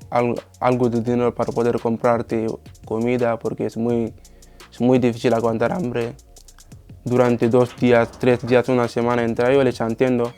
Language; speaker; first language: Spanish; non-native, fluent; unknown